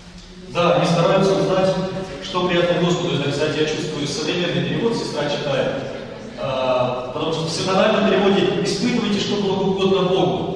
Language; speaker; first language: Russian; native; Russian